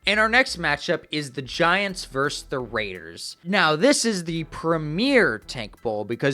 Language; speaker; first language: English; native; English